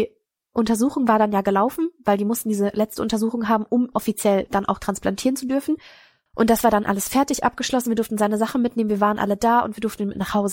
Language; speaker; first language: German; native; German